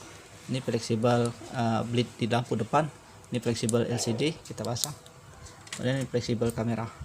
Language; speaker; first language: Indonesian; native; Indonesian